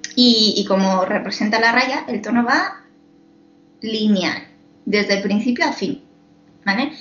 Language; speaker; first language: Spanish; non-native, fluent; Chinese